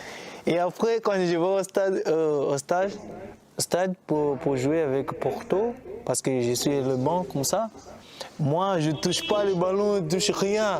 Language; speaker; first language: French; non-native, learner; Portuguese